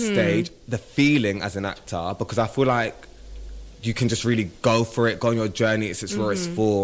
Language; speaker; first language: English; native; English